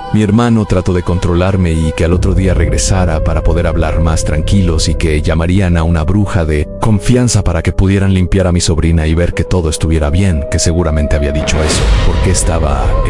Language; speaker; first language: Spanish; native; Spanish